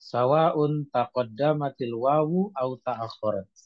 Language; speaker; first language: Arabic; non-native, fluent; Indonesian